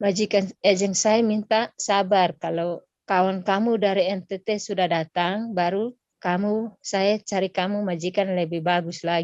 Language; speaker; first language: Indonesian; non-native, local second language; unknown